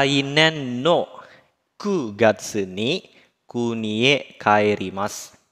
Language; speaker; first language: Japanese; non-native, fluent; Indonesian